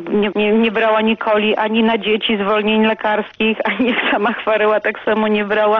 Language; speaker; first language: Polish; non-native, local second language; Belarusian